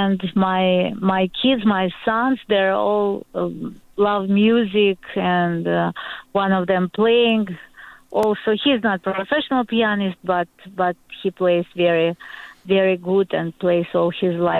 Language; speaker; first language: English; non-native, learner; Russian